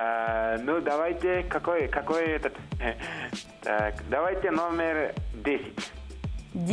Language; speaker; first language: Russian; non-native, local second language; Kazakh